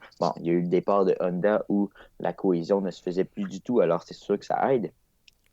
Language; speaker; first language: French; native; French